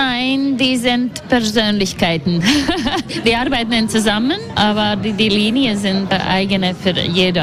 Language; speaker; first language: German; non-native, learner; Latvian